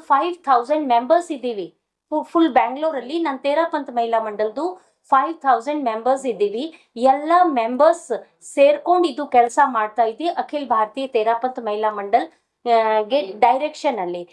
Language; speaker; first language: Kannada; non-native, local second language; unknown